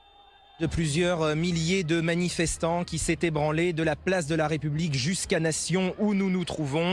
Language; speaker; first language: French; native; French